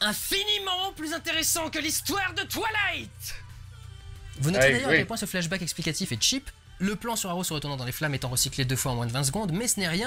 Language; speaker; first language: French; native; French